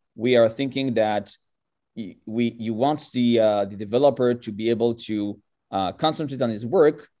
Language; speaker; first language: English; non-native, fluent; French